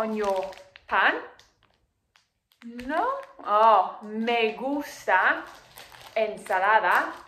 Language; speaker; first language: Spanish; non-native, fluent; English